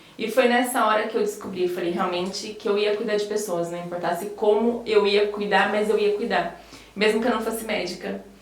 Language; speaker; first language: Portuguese; native; Portuguese